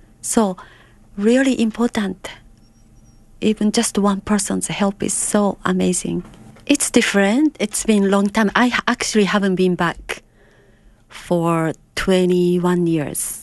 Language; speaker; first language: English; non-native, fluent; Japanese